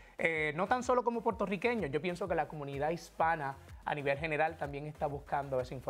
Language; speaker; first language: Spanish; native; Spanish